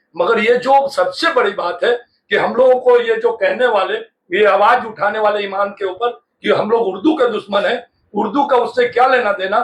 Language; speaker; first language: Urdu; native; Urdu